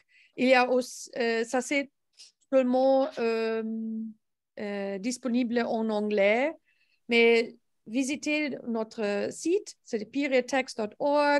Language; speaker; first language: French; non-native, learner; English